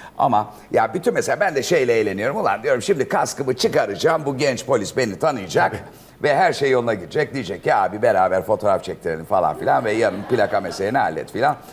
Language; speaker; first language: Turkish; native; Turkish